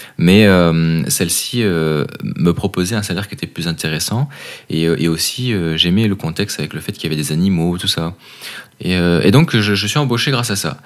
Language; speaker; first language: French; native; French